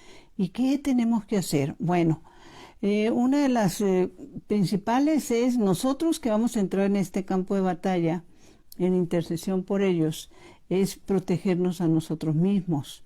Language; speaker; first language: Spanish; native; Spanish